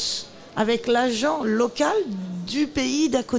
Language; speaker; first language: French; native; French